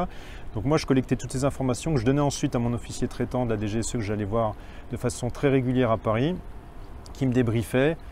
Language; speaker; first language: French; native; French